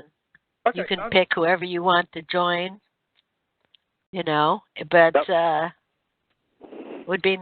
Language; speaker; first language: English; native; English